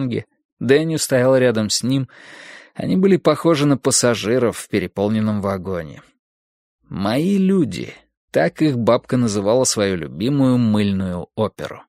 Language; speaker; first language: Russian; native; Russian